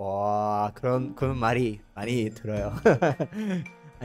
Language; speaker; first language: Korean; non-native, fluent; Spanish